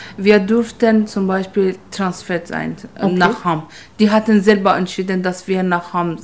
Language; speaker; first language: German; non-native, fluent; Persian